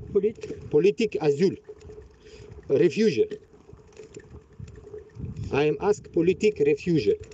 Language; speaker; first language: English; non-native, learner; Bashkir